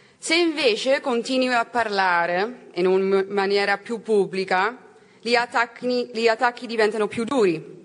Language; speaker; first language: Italian; non-native, learner; Dutch